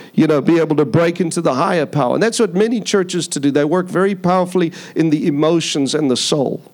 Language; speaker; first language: English; native; English